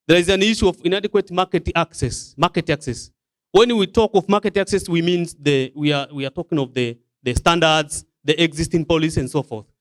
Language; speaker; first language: English; non-native, local second language; Swahili